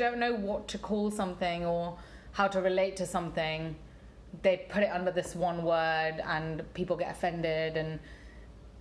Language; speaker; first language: English; native; English